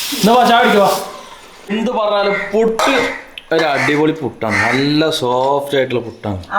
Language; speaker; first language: Malayalam; native; Malayalam